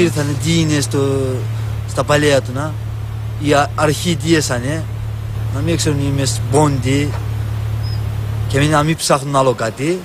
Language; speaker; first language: Greek; early bilingual, heritage; Turkish